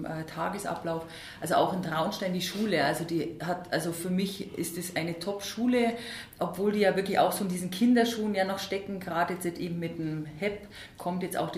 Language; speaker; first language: German; native; German